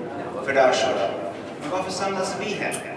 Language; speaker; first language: Swedish; early bilingual, other home language; Arabic